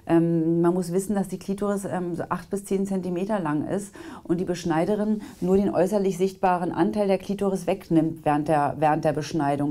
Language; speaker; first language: German; native; German